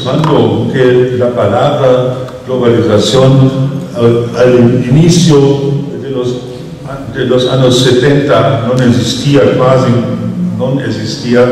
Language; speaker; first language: Spanish; non-native, fluent; German